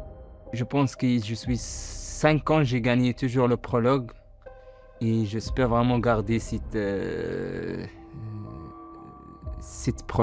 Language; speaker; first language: French; non-native, local second language; Arabic